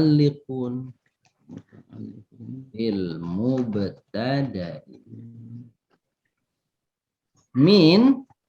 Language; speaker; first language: Arabic; non-native, fluent; Indonesian